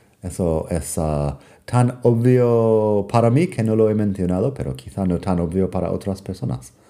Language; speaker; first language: Spanish; non-native, fluent; English